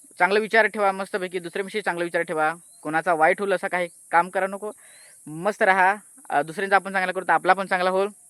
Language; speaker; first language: Marathi; native; Marathi